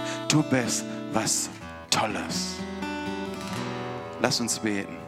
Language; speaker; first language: German; non-native, fluent; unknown